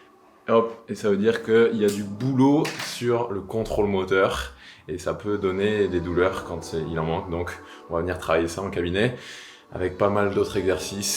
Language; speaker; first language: French; native; French